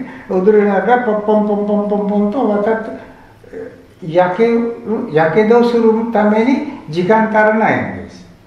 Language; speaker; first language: Japanese; non-native, fluent; Sinhala